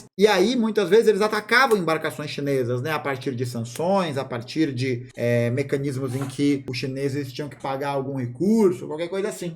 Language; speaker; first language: Portuguese; native; Portuguese